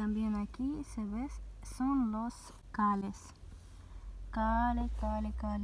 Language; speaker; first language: Spanish; non-native, learner; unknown